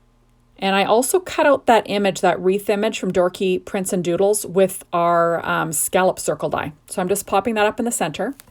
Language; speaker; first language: English; native; English